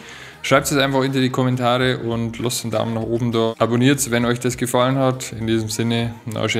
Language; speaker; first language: German; native; German